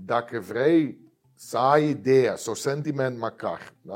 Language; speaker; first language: Romanian; non-native, learner; Dutch